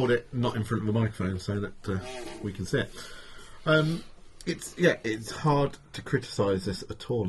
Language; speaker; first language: English; native; English